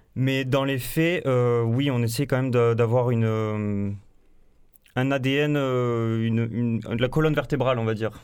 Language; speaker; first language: French; native; French